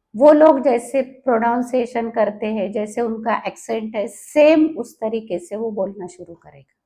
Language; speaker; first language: Hindi; non-native, local second language; Marathi